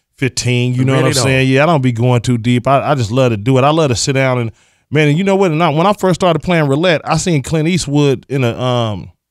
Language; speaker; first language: English; native; English